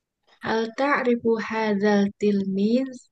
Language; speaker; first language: Arabic; non-native, learner; Indonesian